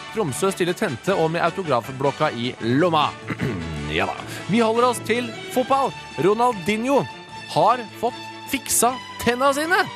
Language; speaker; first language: Norwegian; native; Norwegian